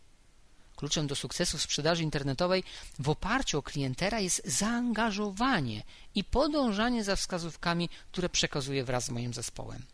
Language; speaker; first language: Polish; native; Polish